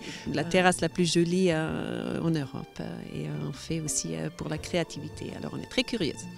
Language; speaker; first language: French; non-native, learner; German